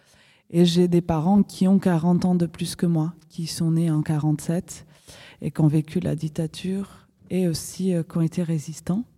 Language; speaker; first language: French; non-native, fluent; Portuguese